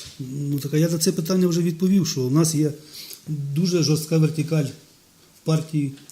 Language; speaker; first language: Ukrainian; non-native, local second language; Russian